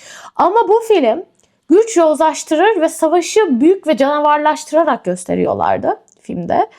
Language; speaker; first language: Turkish; native; Turkish